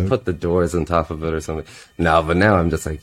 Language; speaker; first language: English; native; English